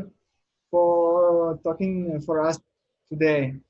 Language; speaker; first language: English; non-native, learner; Russian